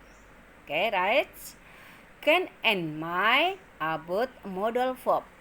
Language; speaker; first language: English; non-native, learner; Indonesian